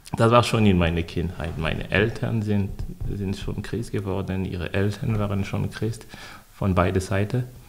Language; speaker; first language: German; non-native, fluent; French